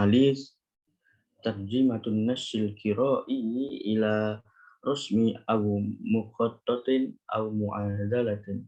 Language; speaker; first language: Arabic; non-native, learner; Indonesian